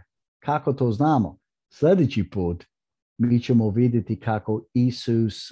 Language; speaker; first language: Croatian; early bilingual, heritage; English